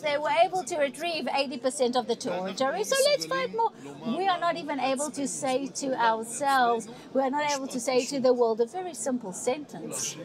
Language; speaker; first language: English; non-native, fluent; Hebrew